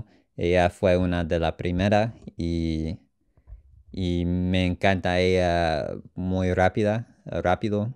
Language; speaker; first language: Spanish; non-native, learner; English